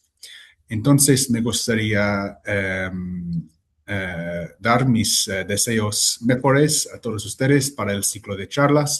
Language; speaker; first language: Spanish; non-native, fluent; English